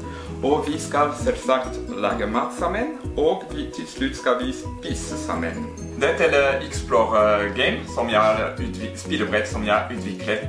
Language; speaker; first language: Norwegian; non-native, learner; French